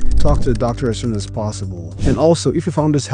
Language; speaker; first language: English; native; English